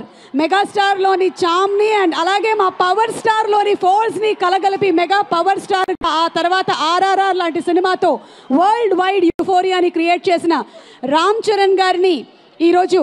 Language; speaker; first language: Telugu; native; Telugu